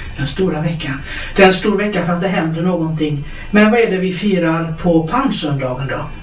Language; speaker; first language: Swedish; native; Swedish